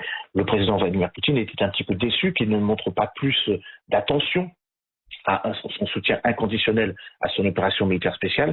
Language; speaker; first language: French; native; French